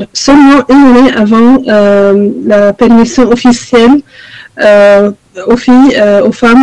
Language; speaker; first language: French; non-native, fluent; Arabic